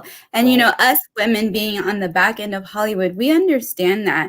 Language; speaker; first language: English; native; English